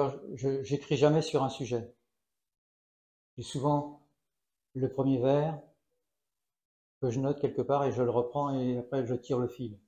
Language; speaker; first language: French; native; French